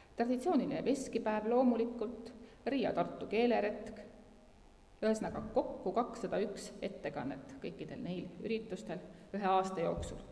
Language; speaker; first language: Estonian; native; Estonian